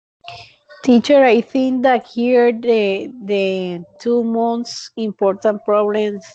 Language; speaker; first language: English; non-native, learner; Spanish